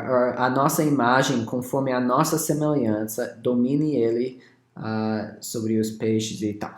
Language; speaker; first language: Portuguese; non-native, fluent; English